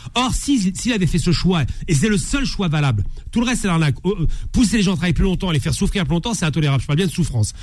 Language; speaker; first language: French; native; French